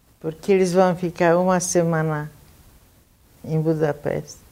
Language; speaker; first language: Portuguese; non-native, fluent; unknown